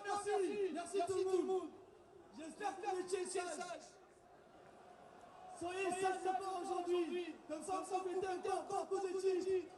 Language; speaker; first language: French; non-native, learner; Arabic